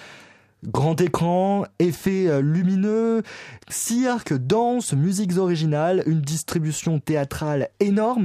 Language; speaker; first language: French; native; French